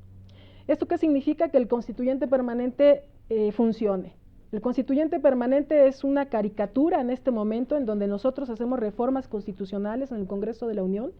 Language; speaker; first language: Spanish; native; Spanish